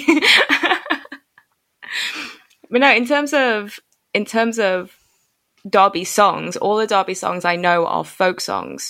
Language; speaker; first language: English; native; English